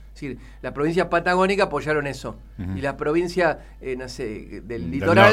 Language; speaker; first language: Spanish; native; Spanish